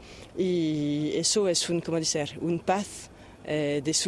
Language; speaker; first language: Spanish; non-native, fluent; French